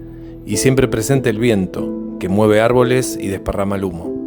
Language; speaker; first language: Spanish; native; Spanish